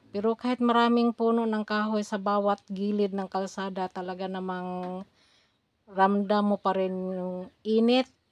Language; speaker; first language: Filipino; non-native, local second language; Cebuano